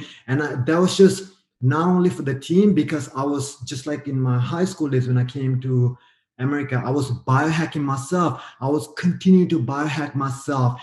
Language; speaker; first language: English; non-native, fluent; Sinhala